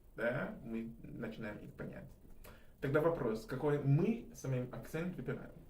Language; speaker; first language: Russian; non-native, fluent; English